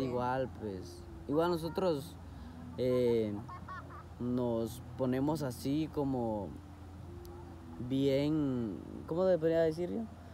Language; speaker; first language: Spanish; native; Spanish